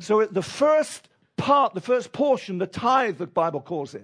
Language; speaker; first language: English; native; English